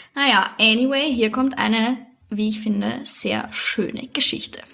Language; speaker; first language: German; native; German